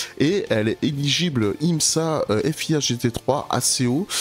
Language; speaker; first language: French; native; French